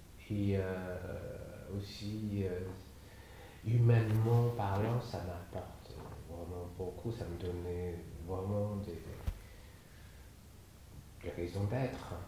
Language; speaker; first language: French; non-native, fluent; Chinese